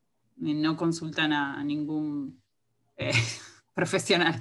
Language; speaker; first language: Portuguese; non-native, fluent; Spanish